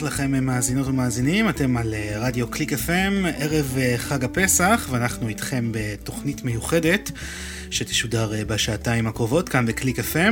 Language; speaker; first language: Hebrew; native; Hebrew